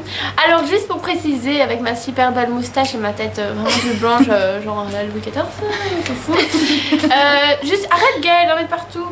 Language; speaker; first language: French; native; French